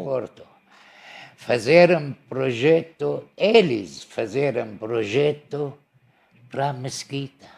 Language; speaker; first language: Portuguese; non-native, learner; Arabic